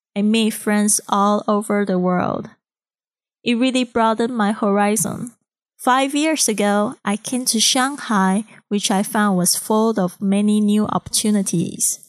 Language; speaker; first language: English; non-native, fluent; Chinese